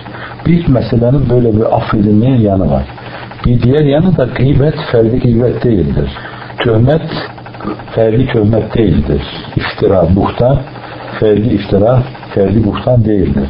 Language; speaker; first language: Turkish; native; Turkish